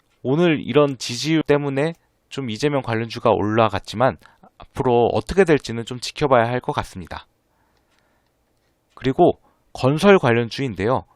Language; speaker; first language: Korean; native; Korean